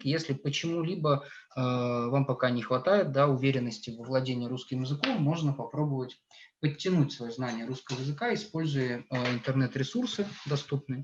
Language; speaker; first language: Russian; native; Russian